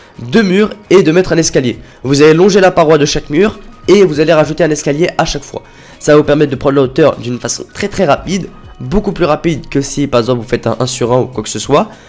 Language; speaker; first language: French; native; French